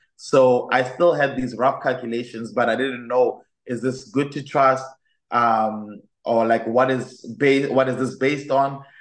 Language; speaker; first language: English; non-native, local second language; Tswana